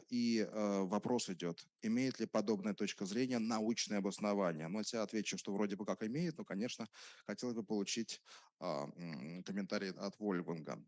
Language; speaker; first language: Russian; native; Russian